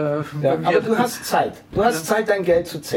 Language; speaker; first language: German; native; German